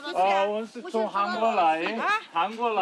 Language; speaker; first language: Chinese; non-native, fluent; Korean